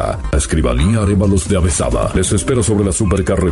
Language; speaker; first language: Spanish; native; Spanish